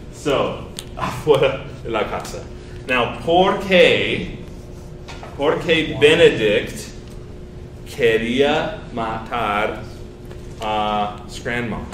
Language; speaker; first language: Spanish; non-native, fluent; English